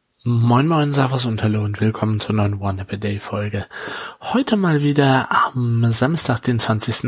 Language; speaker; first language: German; native; German